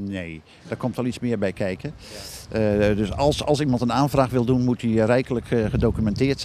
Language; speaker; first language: Dutch; native; Dutch